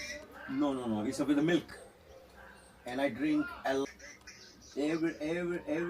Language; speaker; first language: English; non-native, learner; Hindi